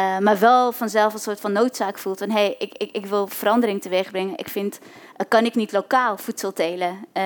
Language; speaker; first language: Dutch; early bilingual, other home language; Arabic